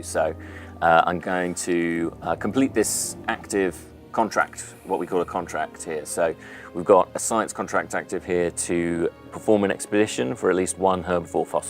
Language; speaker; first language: English; native; English